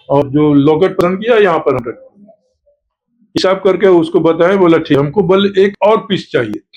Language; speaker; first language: Hindi; native; Hindi